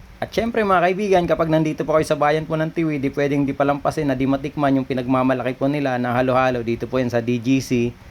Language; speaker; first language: Filipino; non-native, local second language; Bikol